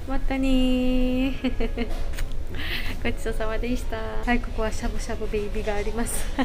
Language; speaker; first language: Japanese; non-native, learner; Georgian